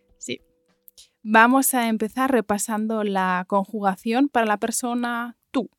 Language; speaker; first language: Spanish; native; Spanish